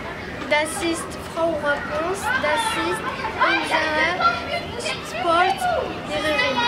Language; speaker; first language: German; non-native, learner; French